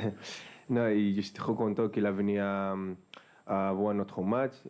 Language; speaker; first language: French; non-native, fluent; Spanish